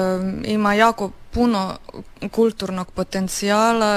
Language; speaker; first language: Serbian; native; Serbian